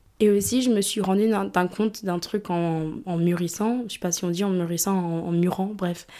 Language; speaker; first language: French; early bilingual, other home language; English